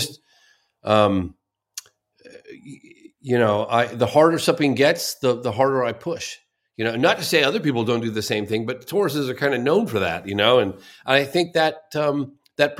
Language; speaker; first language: English; native; English